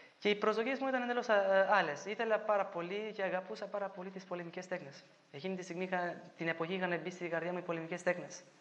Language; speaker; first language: Greek; non-native, fluent; Albanian